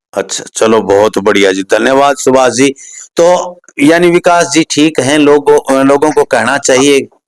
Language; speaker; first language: Hindi; native; Hindi